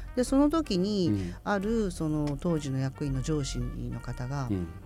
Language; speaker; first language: Japanese; native; Japanese